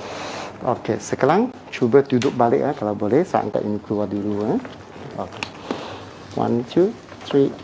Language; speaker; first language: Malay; non-native, local second language; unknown